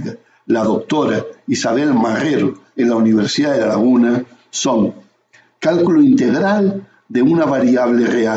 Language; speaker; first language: Spanish; native; Spanish